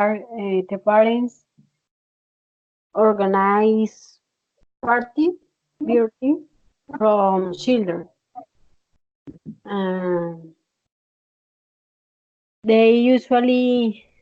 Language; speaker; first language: English; non-native, learner; Spanish